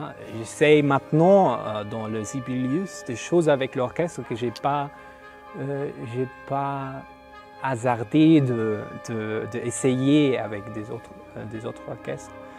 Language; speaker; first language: French; non-native, fluent; German